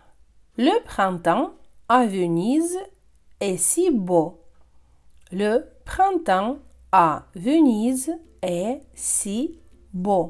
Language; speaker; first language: French; non-native, fluent; Russian